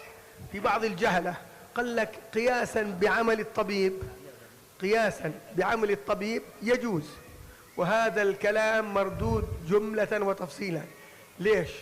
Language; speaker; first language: Arabic; native; Arabic